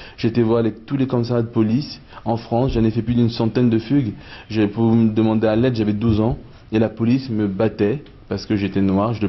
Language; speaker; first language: French; early bilingual, other home language; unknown